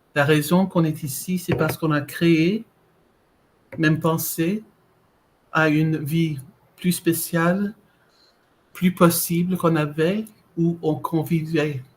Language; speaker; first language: French; non-native, fluent; English